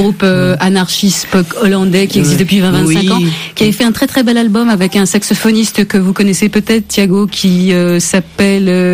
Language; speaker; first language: French; native; French